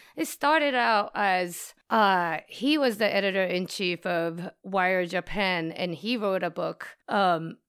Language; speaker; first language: English; non-native, fluent; Japanese